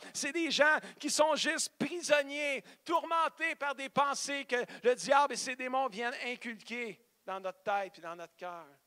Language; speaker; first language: French; native; French